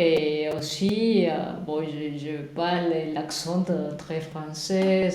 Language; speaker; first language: French; non-native, learner; Spanish